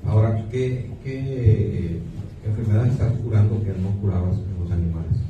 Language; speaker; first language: Spanish; native; Spanish